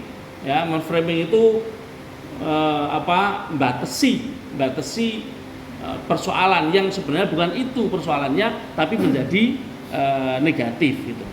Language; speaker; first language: Indonesian; non-native, local second language; Javanese